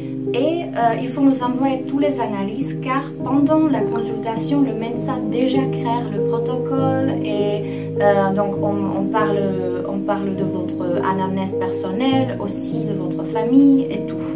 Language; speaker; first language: French; non-native, fluent; Czech